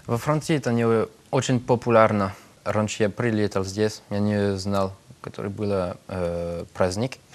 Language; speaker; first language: Russian; non-native, learner; French